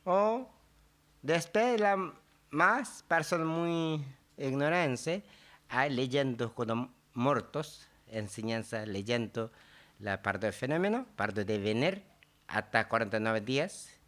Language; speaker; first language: Spanish; non-native, learner; Tibetan